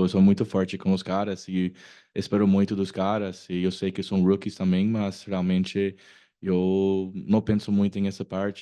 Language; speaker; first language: Portuguese; non-native, learner; English